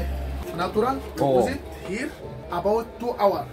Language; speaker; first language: English; non-native, learner; Arabic